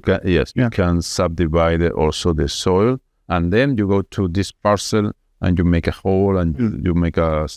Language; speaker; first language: English; non-native, fluent; Spanish